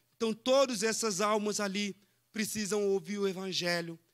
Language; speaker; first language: Portuguese; non-native, fluent; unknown